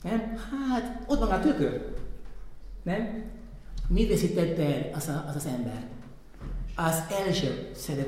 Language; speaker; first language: Hungarian; non-native, fluent; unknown